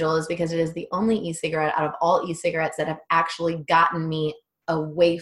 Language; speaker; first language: English; native; English